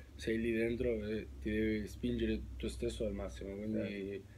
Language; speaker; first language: Italian; non-native, learner; Spanish